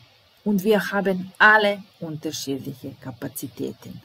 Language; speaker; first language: German; non-native, fluent; Serbian